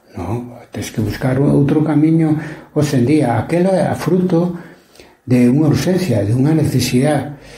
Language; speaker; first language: Galician; non-native, local second language; Spanish